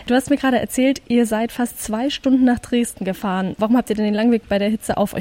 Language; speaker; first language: German; native; German